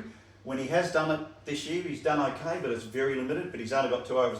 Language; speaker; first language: English; native; English